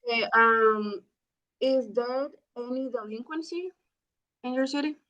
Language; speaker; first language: English; non-native, learner; Spanish